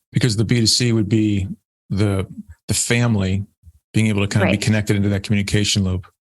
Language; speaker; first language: English; native; English